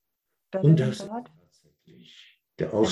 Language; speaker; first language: German; non-native, learner; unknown